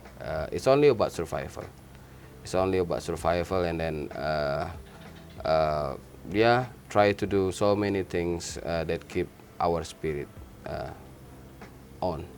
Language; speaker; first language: English; non-native, learner; Indonesian